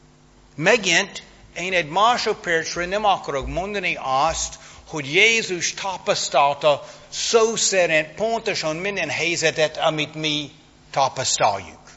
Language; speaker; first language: Hungarian; non-native, fluent; English